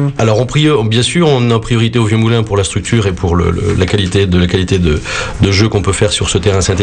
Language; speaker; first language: French; native; French